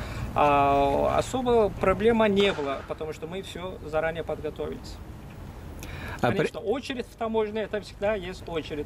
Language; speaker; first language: Russian; non-native, fluent; Turkish